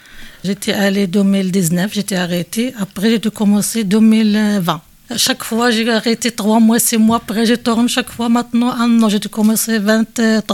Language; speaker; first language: French; non-native, learner; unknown